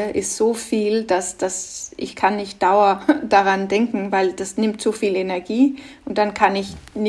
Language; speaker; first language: German; non-native, fluent; Danish